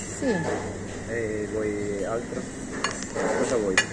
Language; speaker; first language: Italian; non-native, learner; Filipino